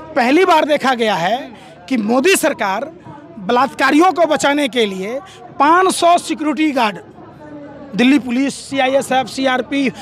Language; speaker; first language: Hindi; native; Hindi